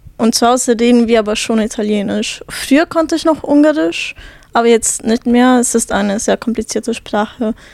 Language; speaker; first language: German; early bilingual, other home language; Italian